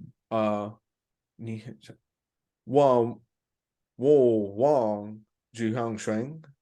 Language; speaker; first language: Chinese; non-native, learner; English